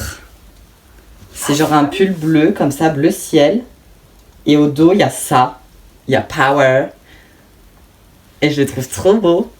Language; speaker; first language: French; native; French